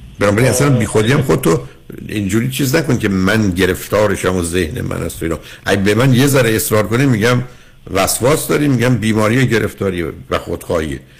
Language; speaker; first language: Persian; native; Persian